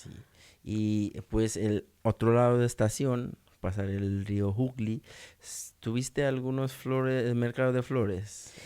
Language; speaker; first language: Spanish; non-native, learner; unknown